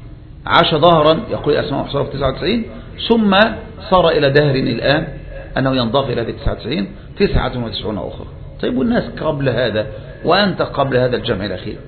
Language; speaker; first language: Arabic; native; Arabic